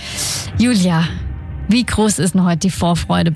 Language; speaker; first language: German; native; German